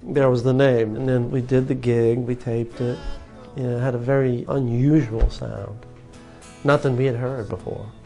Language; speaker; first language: English; native; English